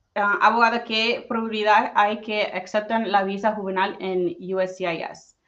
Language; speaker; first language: Spanish; early bilingual, heritage; Spanish